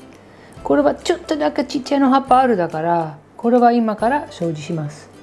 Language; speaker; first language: Japanese; non-native, learner; Dutch